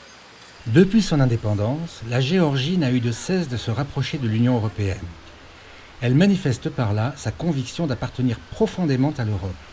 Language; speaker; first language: French; native; French